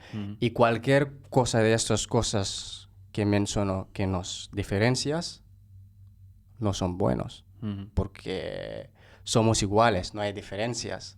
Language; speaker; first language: Spanish; non-native, fluent; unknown